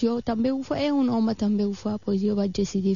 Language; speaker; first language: Catalan; non-native, fluent; Persian